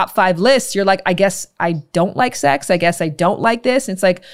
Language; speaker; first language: English; native; English